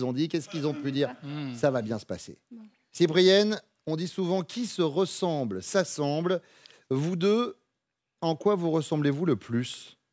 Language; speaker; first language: French; native; French